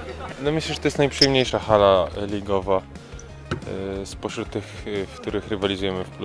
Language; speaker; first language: Polish; native; Polish